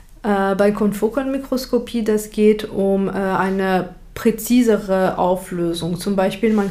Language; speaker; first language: German; non-native, fluent; French